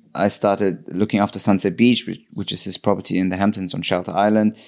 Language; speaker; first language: English; non-native, fluent; German